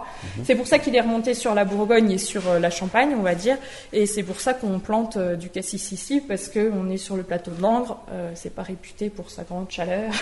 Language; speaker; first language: French; native; French